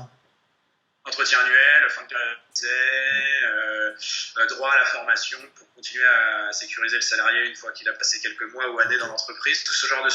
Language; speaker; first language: French; native; French